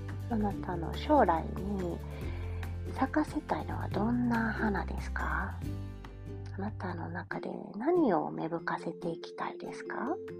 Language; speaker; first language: Japanese; native; Japanese